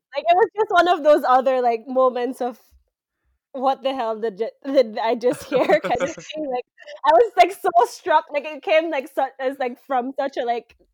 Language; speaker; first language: English; native; English